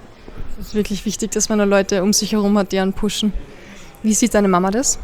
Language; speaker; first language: German; native; German